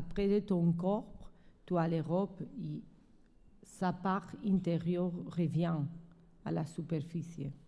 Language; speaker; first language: French; non-native, learner; Spanish